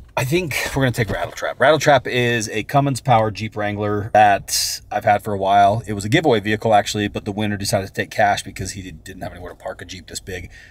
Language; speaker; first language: English; native; English